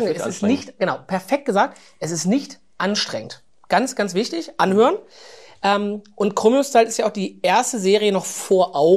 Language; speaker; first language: German; native; German